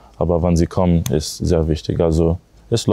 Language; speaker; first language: German; non-native, learner; English